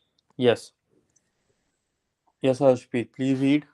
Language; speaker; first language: English; non-native, local second language; Hindi